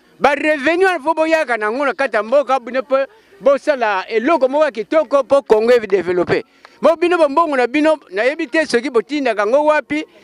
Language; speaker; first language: Lingala; native; Lingala